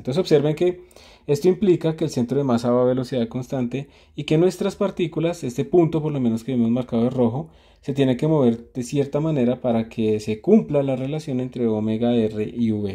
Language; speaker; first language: Spanish; native; Spanish